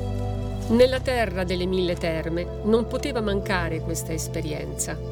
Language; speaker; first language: Italian; native; Italian